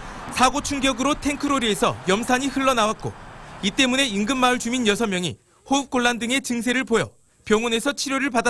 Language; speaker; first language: Korean; native; Korean